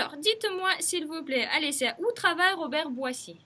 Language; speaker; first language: French; non-native, fluent; Russian